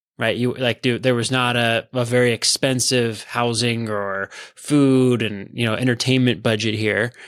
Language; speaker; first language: English; native; English